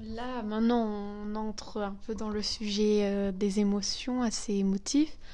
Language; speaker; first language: French; native; French